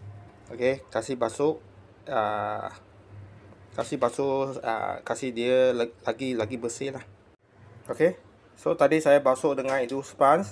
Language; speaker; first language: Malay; non-native, local second language; Chinese